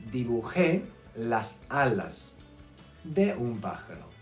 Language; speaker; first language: Spanish; non-native, fluent; English